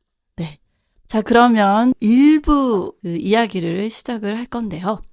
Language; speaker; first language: Korean; native; Korean